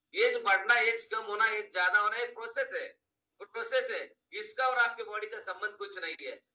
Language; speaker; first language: Hindi; non-native, local second language; Marathi